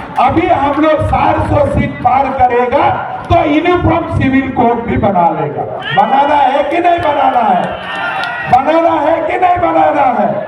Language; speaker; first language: Hindi; non-native, local second language; Assamese